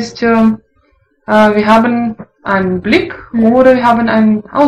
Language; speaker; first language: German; non-native, learner; Russian